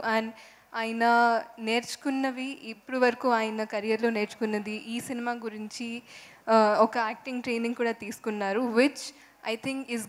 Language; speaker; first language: Telugu; non-native, fluent; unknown